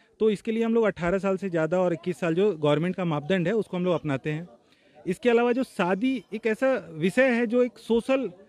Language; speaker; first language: Hindi; native; Hindi